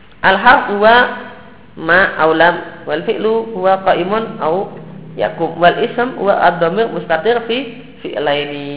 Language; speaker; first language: Arabic; non-native, fluent; Indonesian